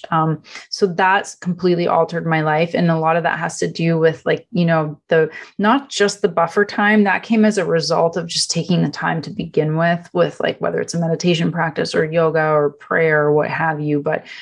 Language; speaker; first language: English; non-native, fluent; Italian